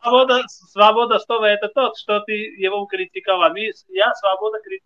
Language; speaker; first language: Russian; non-native, fluent; Armenian